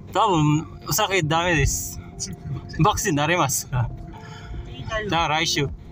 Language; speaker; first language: Japanese; non-native, learner; Cebuano